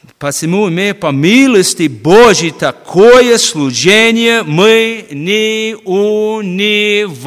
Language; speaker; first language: Russian; non-native, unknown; English